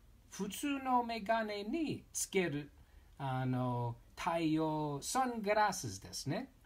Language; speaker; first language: Japanese; non-native, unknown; English